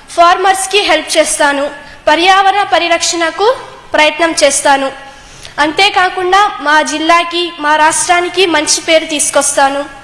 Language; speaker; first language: Telugu; native; Telugu